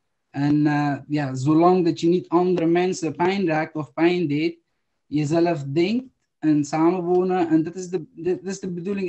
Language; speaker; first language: Dutch; non-native, learner; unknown